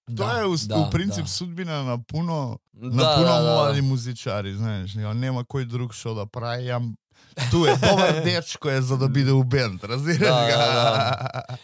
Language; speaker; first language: Macedonian; native; Macedonian